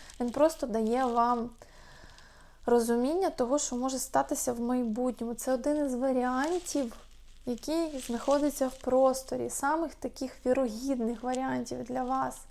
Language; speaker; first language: Ukrainian; non-native, local second language; Russian